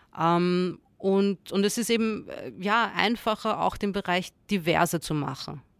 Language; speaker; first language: German; early bilingual, other home language; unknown